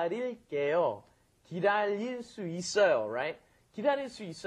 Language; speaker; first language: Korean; non-native, fluent; English